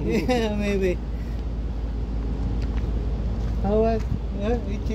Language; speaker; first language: English; non-native, local second language; Filipino